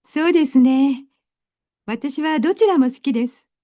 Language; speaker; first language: Japanese; non-native, learner; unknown